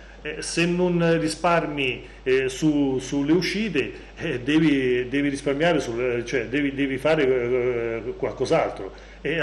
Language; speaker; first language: Italian; native; Italian